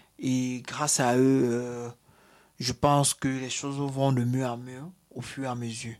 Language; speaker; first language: French; native; French